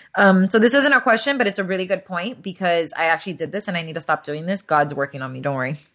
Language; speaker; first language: English; early bilingual, other home language; Spanish